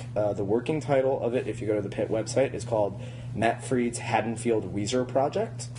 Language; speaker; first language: English; native; English